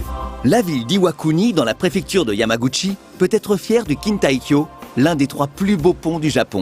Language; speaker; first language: French; native; French